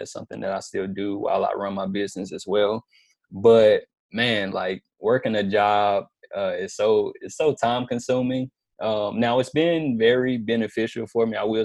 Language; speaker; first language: English; native; English